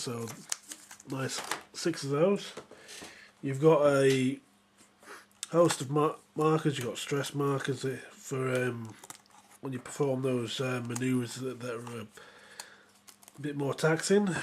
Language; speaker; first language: English; native; English